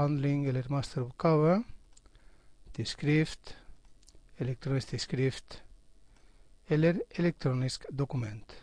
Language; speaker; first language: Norwegian; non-native, fluent; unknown